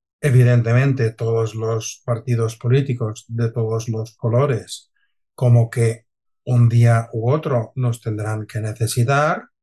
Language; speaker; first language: Spanish; non-native, local second language; Catalan